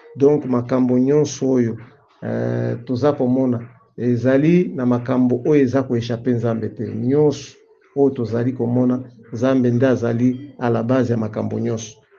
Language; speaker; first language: Lingala; non-native, local second language; Swahili